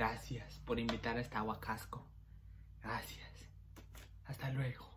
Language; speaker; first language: Spanish; early bilingual, heritage; Spanish